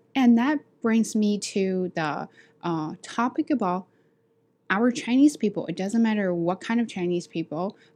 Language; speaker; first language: English; non-native, fluent; Chinese